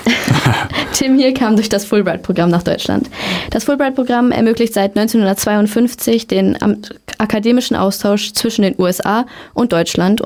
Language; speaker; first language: German; native; German